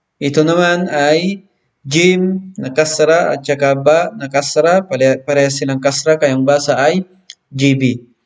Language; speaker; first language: Filipino; non-native, local second language; Maranao